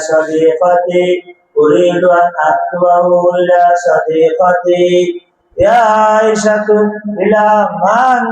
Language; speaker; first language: Arabic; non-native, fluent; Bangla